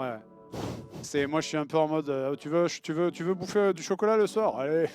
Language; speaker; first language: French; native; French